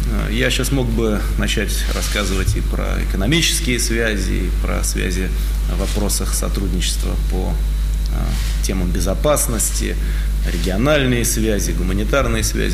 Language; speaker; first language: Russian; native; Russian